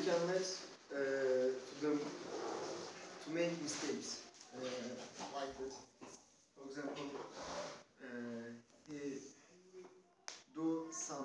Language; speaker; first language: English; non-native, learner; Turkish